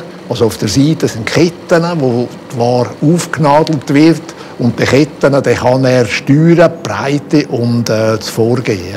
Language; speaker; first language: German; native; German